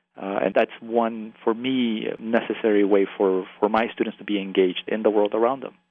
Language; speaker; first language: English; early bilingual, other home language; Spanish